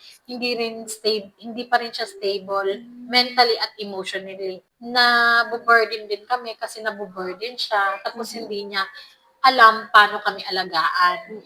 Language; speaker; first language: Filipino; non-native, local second language; Cebuano